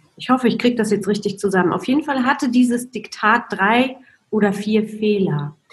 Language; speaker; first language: German; non-native, fluent; Polish